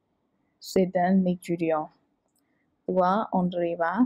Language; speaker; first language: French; non-native, fluent; Burmese